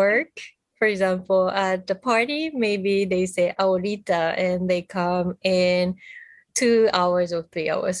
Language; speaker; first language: English; non-native, fluent; Japanese